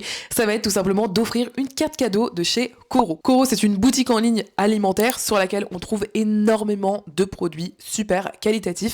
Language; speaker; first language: French; native; French